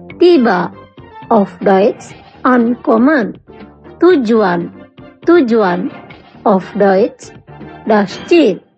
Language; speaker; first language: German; non-native, fluent; Indonesian